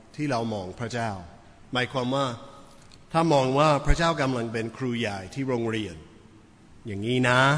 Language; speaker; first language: Thai; non-native, fluent; English